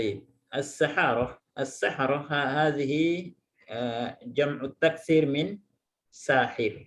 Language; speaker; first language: Arabic; non-native, fluent; Indonesian